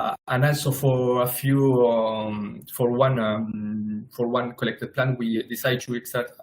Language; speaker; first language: English; non-native, fluent; Spanish